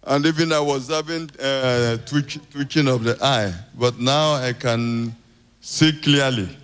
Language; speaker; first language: English; non-native, local second language; Igbo